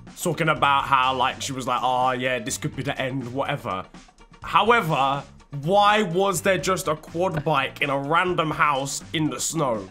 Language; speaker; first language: English; native; English